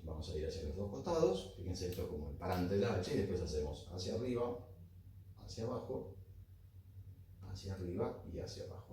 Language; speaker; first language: Spanish; native; Spanish